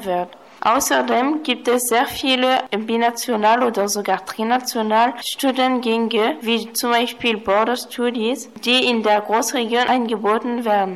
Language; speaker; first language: German; non-native, fluent; French